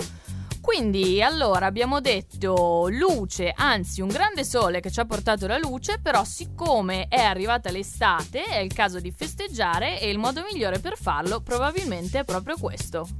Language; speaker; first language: Italian; native; Italian